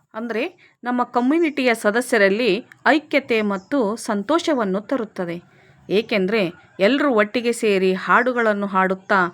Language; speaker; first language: Kannada; non-native, local second language; Lambadi